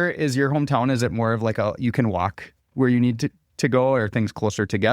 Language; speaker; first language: English; native; English